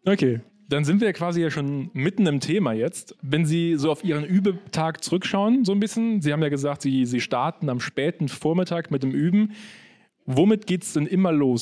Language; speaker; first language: German; native; German